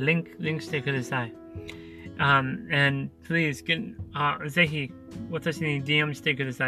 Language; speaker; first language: Japanese; non-native, learner; English